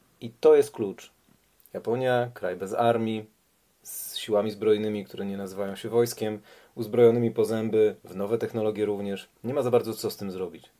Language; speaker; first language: Polish; native; Polish